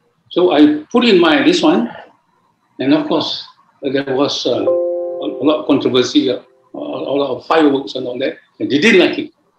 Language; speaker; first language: English; non-native, local second language; Malay